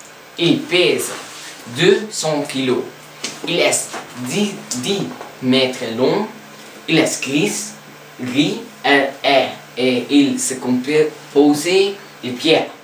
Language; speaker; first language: French; non-native, learner; English